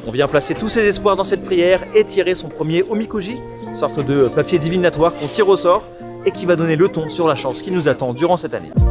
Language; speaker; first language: French; native; French